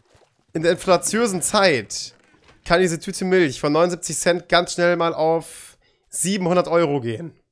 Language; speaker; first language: German; native; German